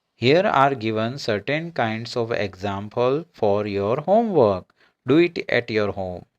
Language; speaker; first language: English; non-native, local second language; Gujarati